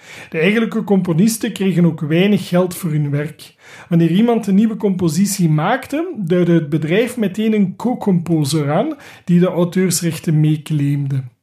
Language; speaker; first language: Dutch; native; Dutch